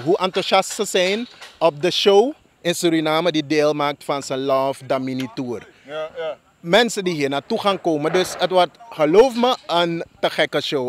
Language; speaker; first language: Dutch; native; Dutch